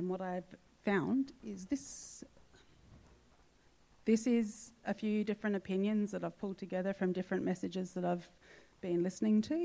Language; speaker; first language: English; native; English